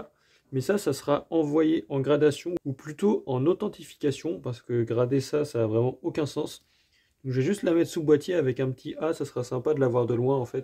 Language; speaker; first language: French; native; French